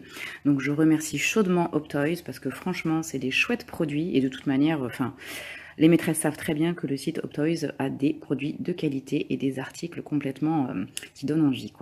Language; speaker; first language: French; native; French